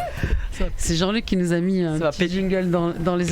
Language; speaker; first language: French; native; French